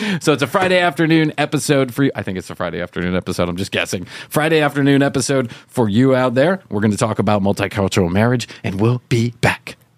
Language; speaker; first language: English; native; English